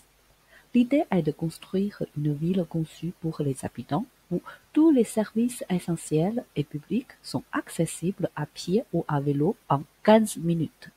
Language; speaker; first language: French; non-native, fluent; Chinese